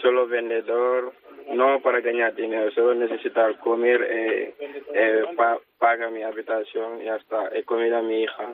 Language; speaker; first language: Spanish; non-native, learner; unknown